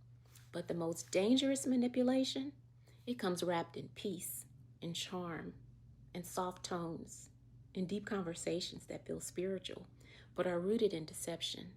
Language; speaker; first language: English; native; English